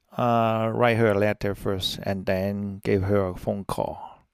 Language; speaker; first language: English; non-native, local second language; Cantonese